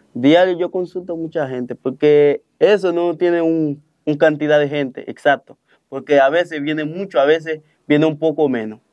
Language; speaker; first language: Spanish; non-native, fluent; Haitian Creole